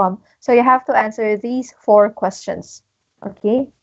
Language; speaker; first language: English; non-native, local second language; Filipino